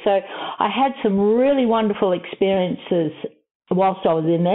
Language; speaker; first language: English; native; English